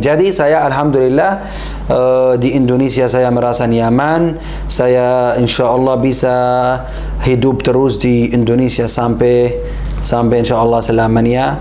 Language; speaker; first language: Indonesian; non-native, learner; Arabic